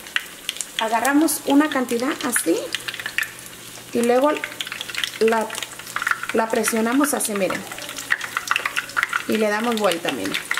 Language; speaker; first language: Spanish; native; Spanish